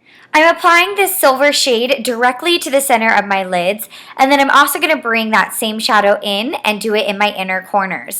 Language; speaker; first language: English; native; English